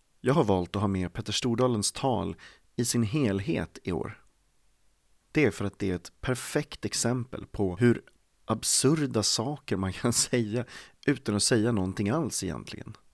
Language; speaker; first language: Swedish; native; Swedish